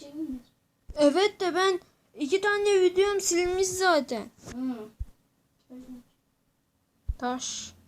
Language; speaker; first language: Turkish; native; Turkish